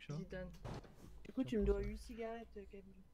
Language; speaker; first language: French; native; French